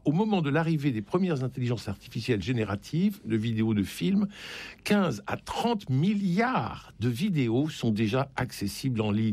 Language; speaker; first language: French; native; French